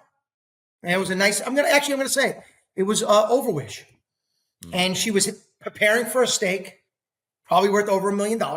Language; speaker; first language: English; native; English